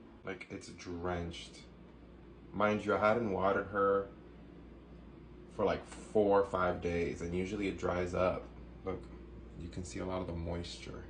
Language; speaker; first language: English; native; English